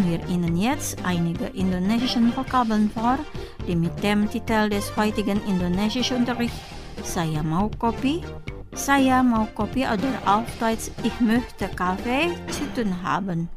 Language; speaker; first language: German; non-native, fluent; Indonesian